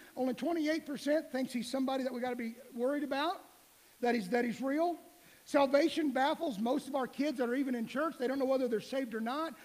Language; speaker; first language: English; native; English